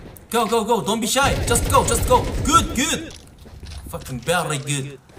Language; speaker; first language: English; non-native, learner; Korean